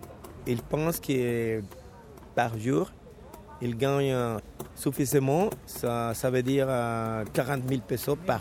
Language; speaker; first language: French; non-native, fluent; Spanish